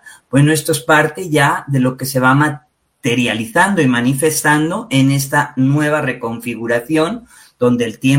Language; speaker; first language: Spanish; native; Spanish